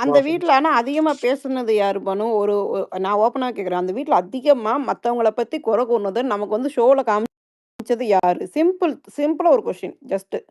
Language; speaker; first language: Tamil; native; Tamil